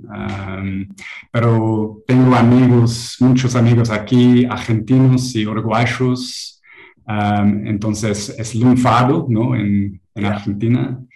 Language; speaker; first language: Spanish; non-native, learner; English